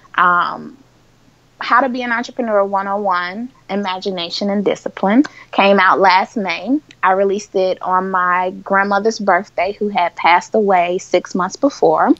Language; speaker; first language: English; native; English